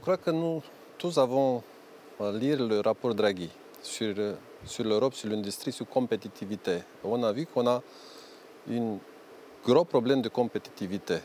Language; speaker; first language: French; non-native, fluent; Romanian